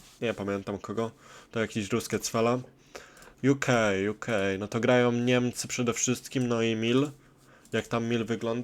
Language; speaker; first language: Polish; native; Polish